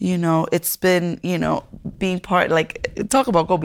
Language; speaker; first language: English; early bilingual, other home language; Spanish